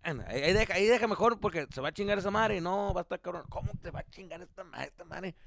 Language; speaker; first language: Spanish; early bilingual, other home language; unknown